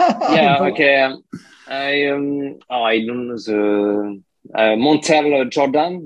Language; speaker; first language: English; non-native, learner; French